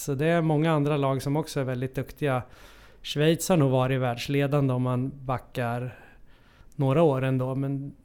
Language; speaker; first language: Swedish; native; Swedish